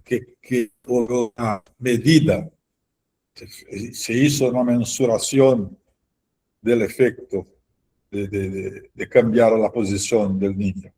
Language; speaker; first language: Spanish; non-native, fluent; Portuguese